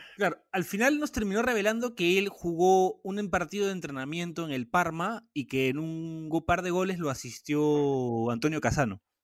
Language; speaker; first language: Spanish; native; Spanish